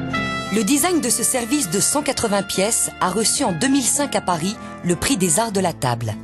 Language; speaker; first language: French; native; French